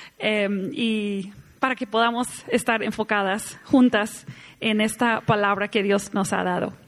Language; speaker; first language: Spanish; non-native, fluent; English